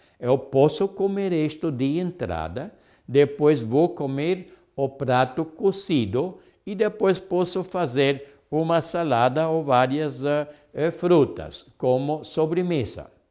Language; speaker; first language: Portuguese; non-native, fluent; Spanish